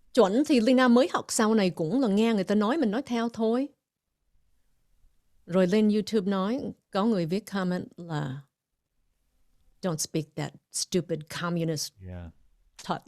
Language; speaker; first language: Vietnamese; early bilingual, heritage; English